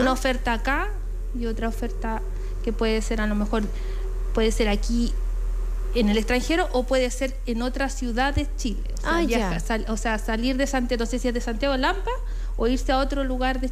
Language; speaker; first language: Spanish; native; Spanish